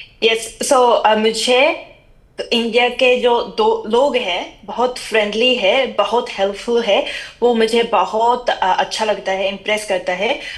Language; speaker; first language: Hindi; non-native, fluent; Japanese